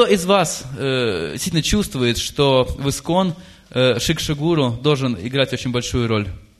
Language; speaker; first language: Russian; native; Russian